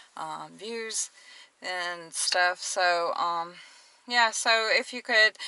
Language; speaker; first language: English; native; English